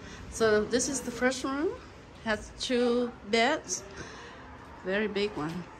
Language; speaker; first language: English; non-native, fluent; Vietnamese